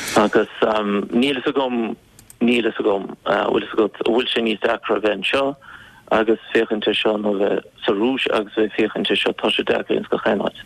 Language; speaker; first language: Irish; non-native, fluent; Russian